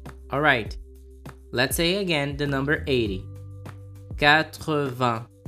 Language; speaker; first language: English; non-native, fluent; Portuguese